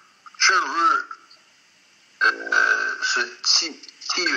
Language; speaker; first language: Chinese; non-native, learner; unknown